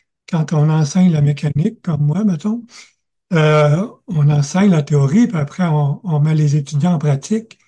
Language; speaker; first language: French; native; French